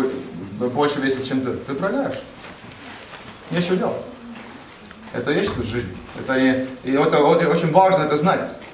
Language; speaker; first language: Russian; non-native, learner; Estonian